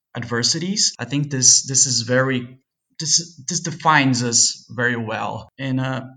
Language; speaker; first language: English; non-native, fluent; Portuguese